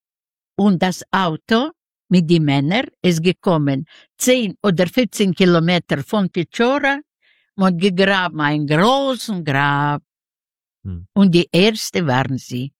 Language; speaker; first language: German; non-native, learner; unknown